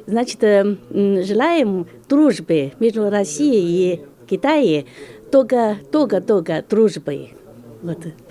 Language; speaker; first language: Russian; non-native, fluent; Chinese